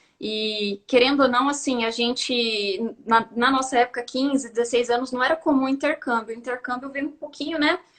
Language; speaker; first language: Portuguese; native; Portuguese